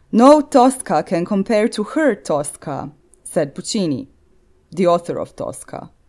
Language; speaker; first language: English; non-native, fluent; Croatian